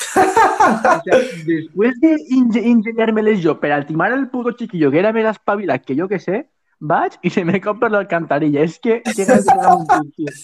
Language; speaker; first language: Spanish; non-native, local second language; Catalan